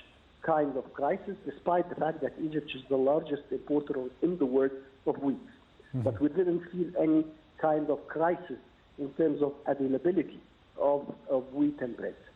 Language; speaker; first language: English; non-native, fluent; Arabic